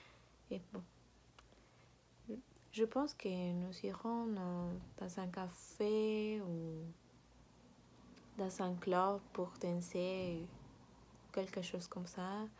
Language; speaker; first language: French; non-native, learner; Spanish